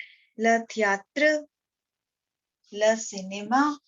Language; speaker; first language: French; non-native, learner; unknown